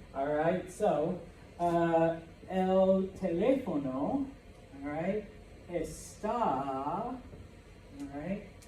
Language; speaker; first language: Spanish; non-native, fluent; English